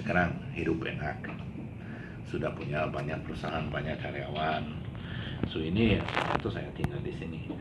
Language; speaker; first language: Indonesian; non-native, learner; Swedish